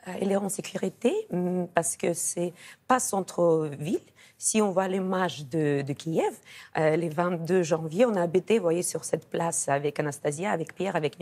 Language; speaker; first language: French; non-native, fluent; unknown